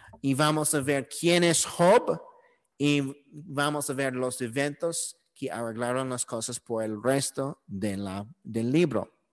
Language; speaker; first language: Spanish; non-native, learner; English